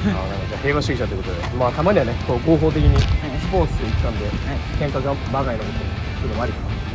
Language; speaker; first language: Japanese; native; Japanese